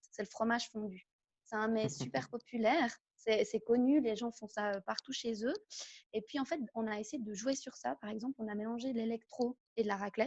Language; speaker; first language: French; native; French